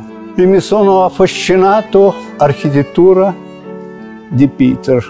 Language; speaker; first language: Italian; non-native, fluent; Russian